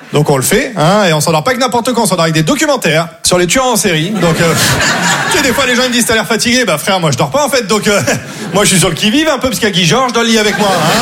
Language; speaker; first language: French; native; French